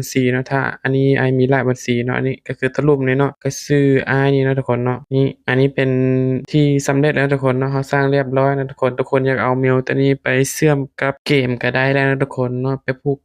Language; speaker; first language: Thai; non-native, local second language; Northeastern Thai